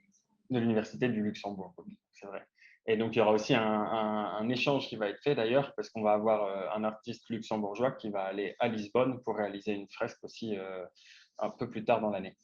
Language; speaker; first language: French; native; French